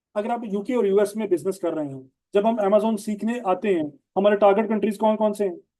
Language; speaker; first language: Urdu; non-native, local second language; Punjabi